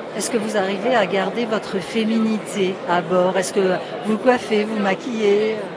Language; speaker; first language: French; native; French